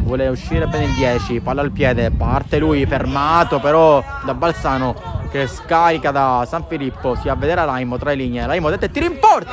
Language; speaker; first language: Italian; native; Italian